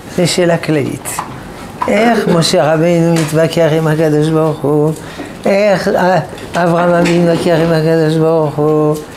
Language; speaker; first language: Hebrew; non-native, fluent; French